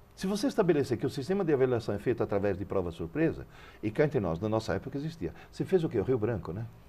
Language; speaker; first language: Portuguese; early bilingual, other home language; Italian